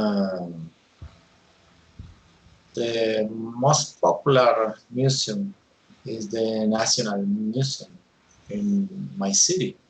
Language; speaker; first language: English; non-native, learner; Spanish